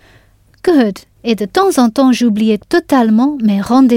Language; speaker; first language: French; non-native, fluent; English